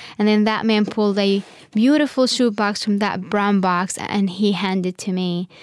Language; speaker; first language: English; non-native, fluent; Arabic